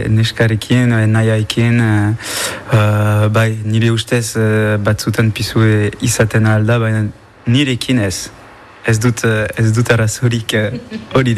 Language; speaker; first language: Basque; non-native, local second language; French